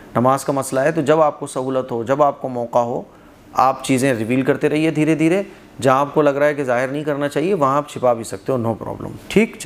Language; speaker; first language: Urdu; native; Urdu